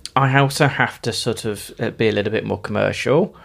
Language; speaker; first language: English; native; English